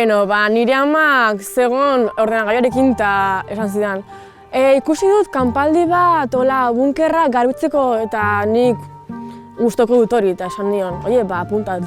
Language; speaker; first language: Basque; non-native, local second language; Spanish